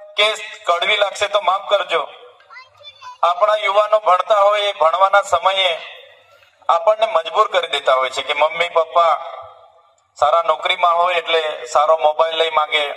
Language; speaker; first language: Gujarati; non-native, local second language; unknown